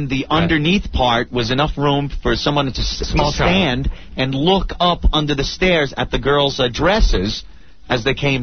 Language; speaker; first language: English; native; English